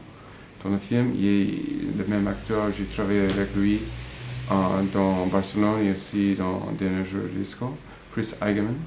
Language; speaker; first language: French; non-native, fluent; English